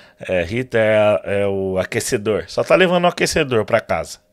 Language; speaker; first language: Portuguese; native; Portuguese